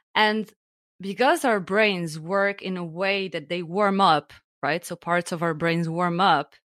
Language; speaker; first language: English; non-native, fluent; Slovenian